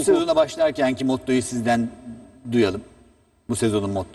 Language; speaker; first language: Turkish; native; Turkish